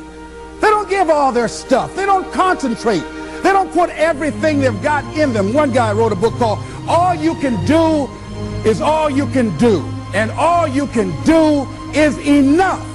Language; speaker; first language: English; native; English